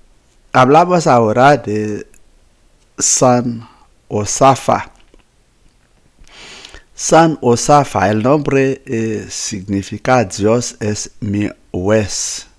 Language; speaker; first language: Spanish; non-native, fluent; Haitian Creole